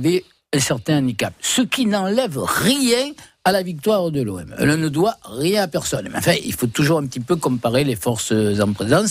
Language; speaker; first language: French; native; French